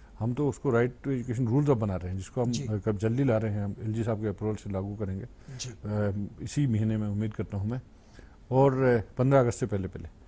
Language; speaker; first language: Urdu; non-native, local second language; Kashmiri